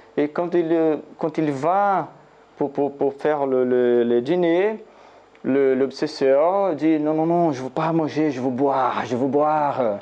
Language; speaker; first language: French; non-native, learner; Portuguese